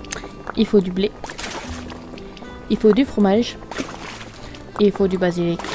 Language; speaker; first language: French; native; French